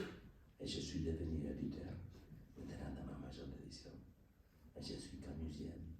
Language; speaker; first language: French; non-native, learner; Spanish